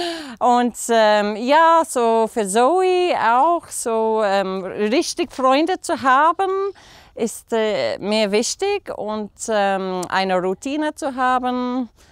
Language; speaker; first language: German; non-native, fluent; English